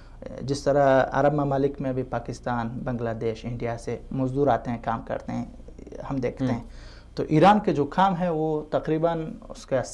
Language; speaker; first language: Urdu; non-native, fluent; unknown